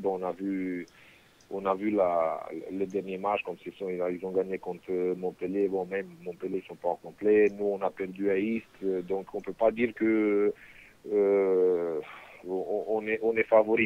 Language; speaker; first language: French; non-native, fluent; Romanian